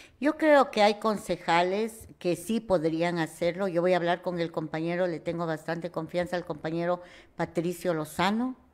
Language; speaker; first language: Spanish; native; Spanish